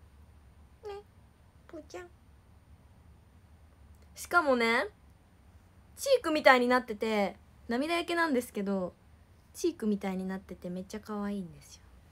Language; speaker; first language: Japanese; native; Japanese